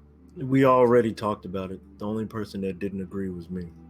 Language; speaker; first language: English; native; English